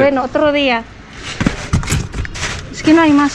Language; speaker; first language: Spanish; non-native, learner; Filipino